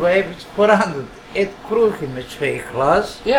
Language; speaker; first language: Dutch; non-native, learner; Greek